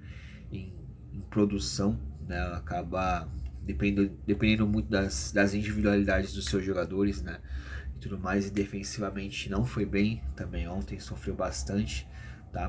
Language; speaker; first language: Portuguese; native; Portuguese